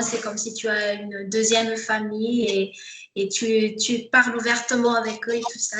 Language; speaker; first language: French; non-native, local second language; Malagasy